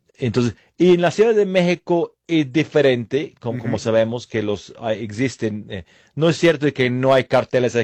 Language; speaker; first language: Spanish; non-native, fluent; English